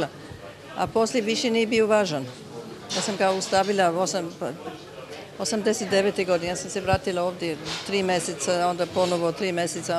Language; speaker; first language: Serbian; early bilingual, heritage; Serbian